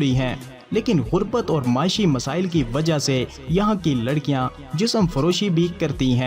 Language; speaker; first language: Urdu; native; Urdu